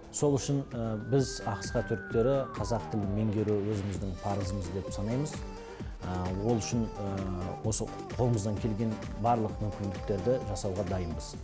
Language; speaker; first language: Kazakh; non-native, local second language; Turkish